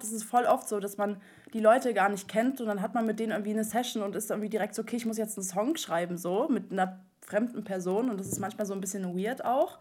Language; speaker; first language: German; native; German